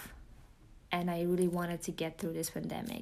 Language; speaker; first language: English; non-native, fluent; Persian